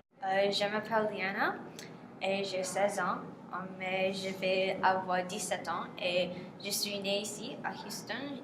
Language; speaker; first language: French; non-native, learner; English